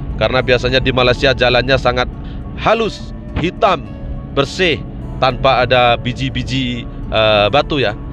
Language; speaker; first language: Indonesian; native; Indonesian